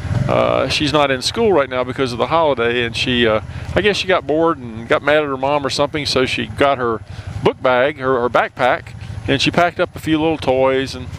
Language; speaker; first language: English; native; English